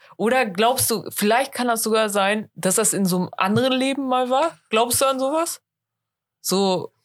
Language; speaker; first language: German; native; German